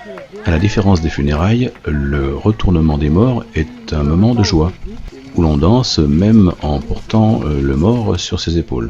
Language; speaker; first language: French; native; French